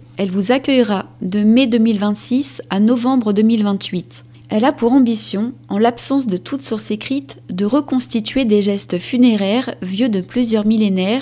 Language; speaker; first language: French; native; French